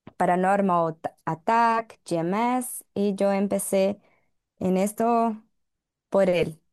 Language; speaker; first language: Spanish; non-native, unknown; Portuguese